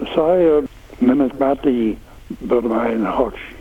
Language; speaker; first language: Indonesian; non-native, learner; English